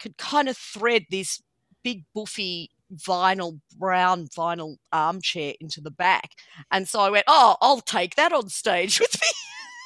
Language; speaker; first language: English; native; English